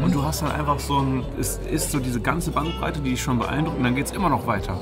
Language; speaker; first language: German; native; German